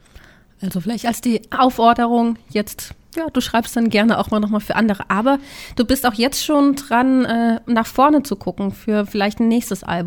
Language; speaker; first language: German; native; German